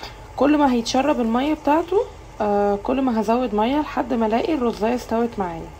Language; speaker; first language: Arabic; native; Arabic